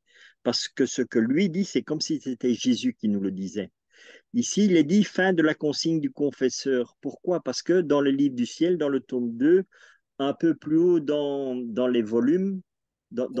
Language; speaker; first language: French; native; French